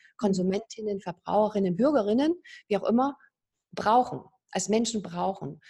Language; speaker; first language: German; native; German